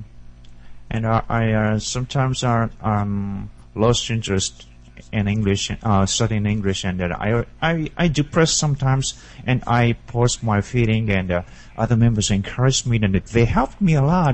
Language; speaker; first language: English; non-native, learner; Japanese